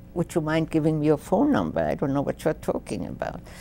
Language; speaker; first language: English; non-native, fluent; Polish